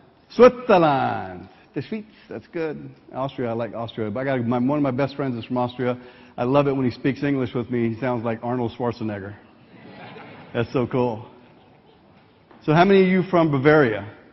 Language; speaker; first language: English; native; English